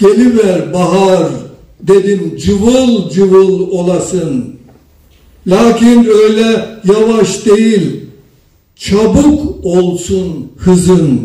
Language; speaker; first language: Turkish; native; Turkish